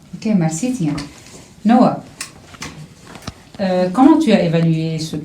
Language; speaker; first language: French; non-native, fluent; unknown